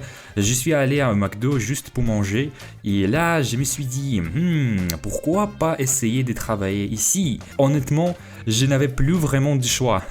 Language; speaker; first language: French; non-native, fluent; Russian